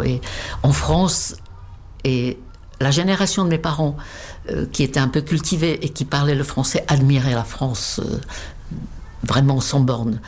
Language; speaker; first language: French; non-native, fluent; Czech